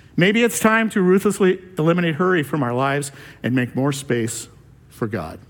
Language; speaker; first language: English; native; English